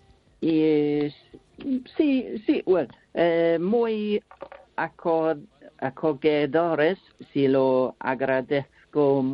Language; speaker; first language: Spanish; non-native, learner; English